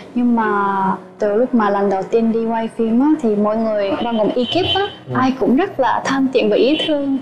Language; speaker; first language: Vietnamese; non-native, fluent; Japanese